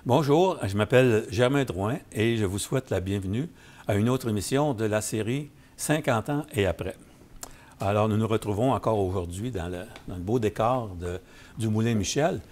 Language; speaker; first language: French; native; French